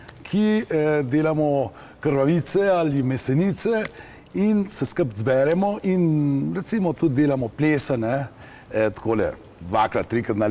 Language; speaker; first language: Slovenian; early bilingual, heritage; Slovenian